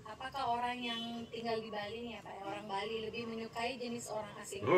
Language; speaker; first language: Indonesian; native; Indonesian